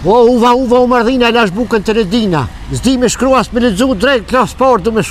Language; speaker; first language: German; non-native, learner; Albanian